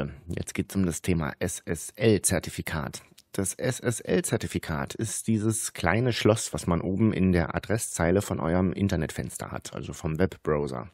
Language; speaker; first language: German; native; German